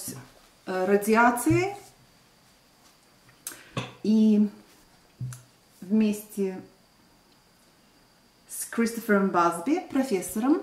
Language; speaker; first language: Russian; non-native, local second language; Latvian